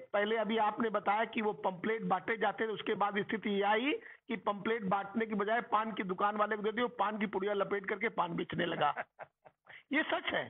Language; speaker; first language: Hindi; native; Hindi